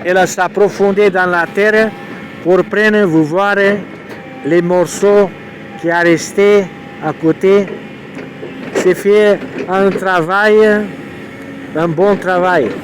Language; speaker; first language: French; non-native, learner; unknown